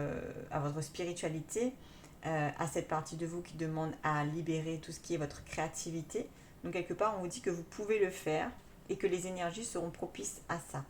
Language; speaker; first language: French; native; French